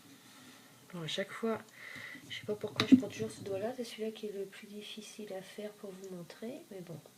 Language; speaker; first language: French; native; French